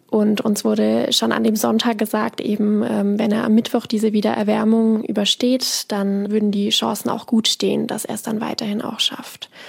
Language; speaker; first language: German; native; German